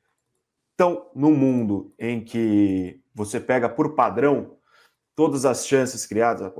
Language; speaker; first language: Portuguese; native; Portuguese